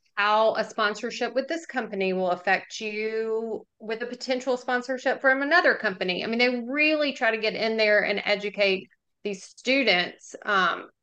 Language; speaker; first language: English; native; English